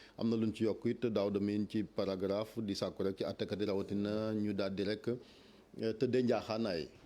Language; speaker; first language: Wolof; native; Wolof